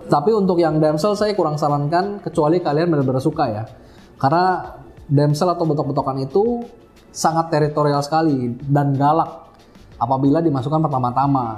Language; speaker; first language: Indonesian; native; Indonesian